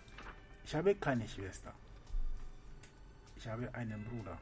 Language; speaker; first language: German; non-native, fluent; French